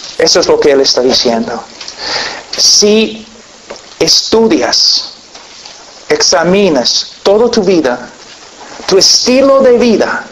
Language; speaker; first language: Spanish; non-native, fluent; English